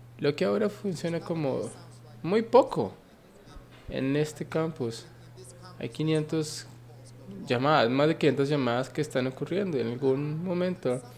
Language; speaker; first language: Spanish; non-native, fluent; Finnish